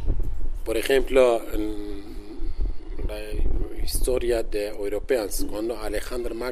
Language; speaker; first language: Spanish; non-native, learner; Kurdish